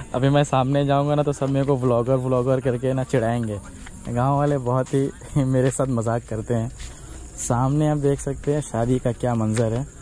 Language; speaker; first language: Hindi; non-native, local second language; Bangla